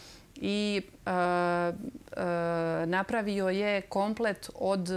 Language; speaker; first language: Serbian; native; Serbian